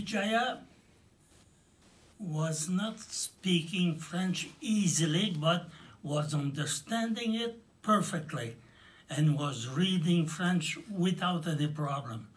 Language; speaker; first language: English; non-native, fluent; French